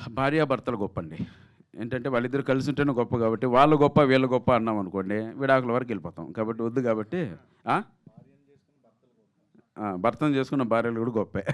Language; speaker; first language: Telugu; native; Telugu